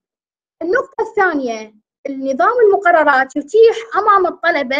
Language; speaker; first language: Arabic; native; Arabic